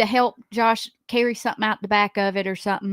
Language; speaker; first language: English; native; English